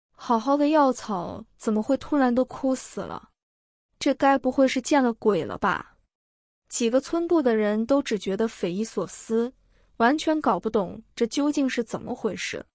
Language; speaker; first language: Chinese; native; Chinese